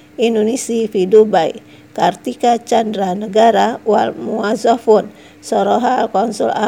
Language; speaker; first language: Arabic; non-native, fluent; Indonesian